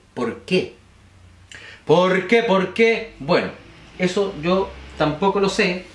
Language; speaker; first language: Spanish; native; Spanish